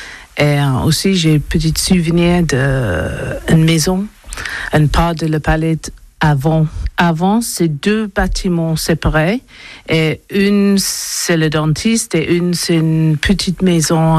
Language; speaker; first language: French; non-native, learner; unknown